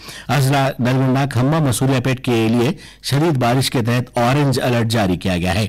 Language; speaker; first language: Urdu; native; Urdu